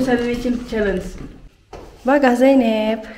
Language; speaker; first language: Turkish; non-native, learner; Indonesian